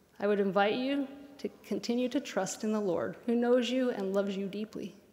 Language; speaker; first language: English; native; English